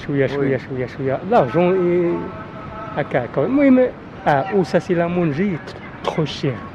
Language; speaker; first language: French; non-native, learner; Arabic